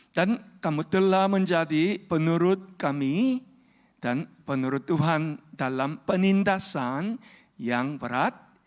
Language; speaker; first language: Indonesian; non-native, fluent; Korean